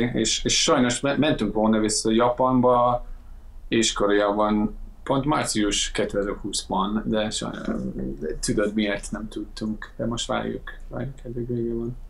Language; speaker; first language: Hungarian; non-native, fluent; English